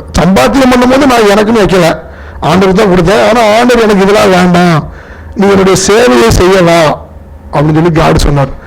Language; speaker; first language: Tamil; non-native, local second language; Telugu